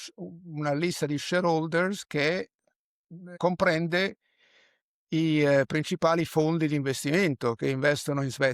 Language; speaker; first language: Italian; native; Italian